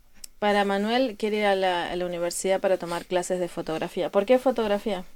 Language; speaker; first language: Spanish; native; Spanish